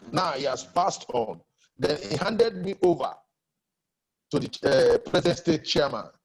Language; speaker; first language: English; non-native, local second language; Yoruba